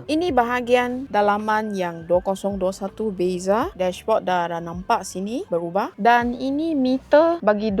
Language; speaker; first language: Malay; native; Malay